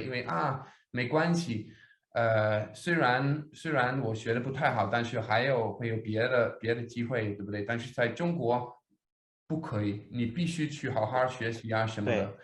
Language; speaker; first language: Chinese; non-native, fluent; Danish